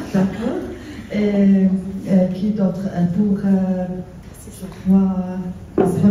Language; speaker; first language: French; non-native, local second language; Arabic